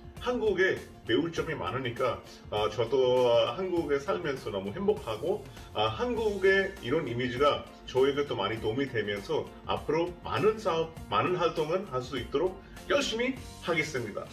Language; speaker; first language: Korean; non-native, fluent; Hindi